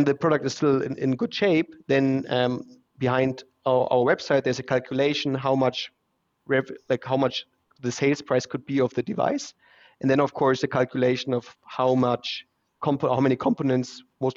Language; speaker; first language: English; non-native, fluent; German